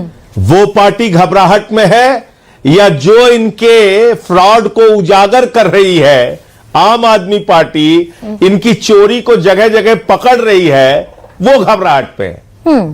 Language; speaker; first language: Hindi; native; Hindi